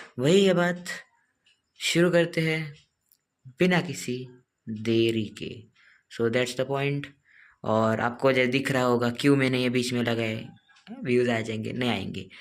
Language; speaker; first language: Hindi; non-native, local second language; Marathi